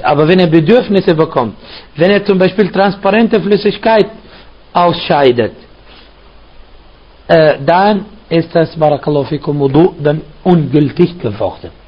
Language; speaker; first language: German; non-native, fluent; Arabic